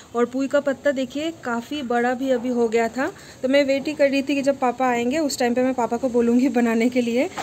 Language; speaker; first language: Hindi; non-native, local second language; Bangla